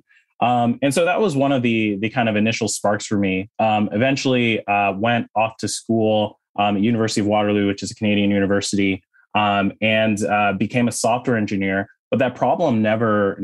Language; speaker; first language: English; native; English